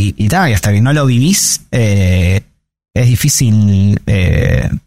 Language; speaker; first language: Spanish; native; Spanish